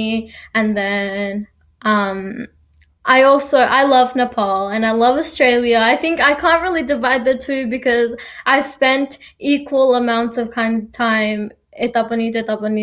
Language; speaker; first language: English; early bilingual, other home language; Nepali